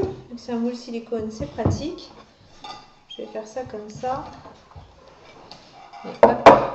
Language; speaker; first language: French; native; French